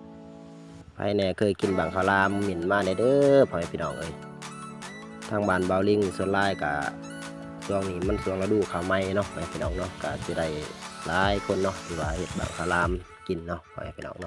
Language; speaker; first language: Thai; non-native, local second language; Lao